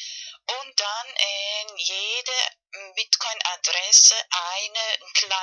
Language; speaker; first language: German; non-native, learner; Spanish